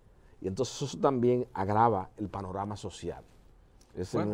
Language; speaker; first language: Spanish; native; Spanish